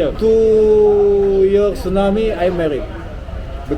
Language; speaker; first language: English; non-native, learner; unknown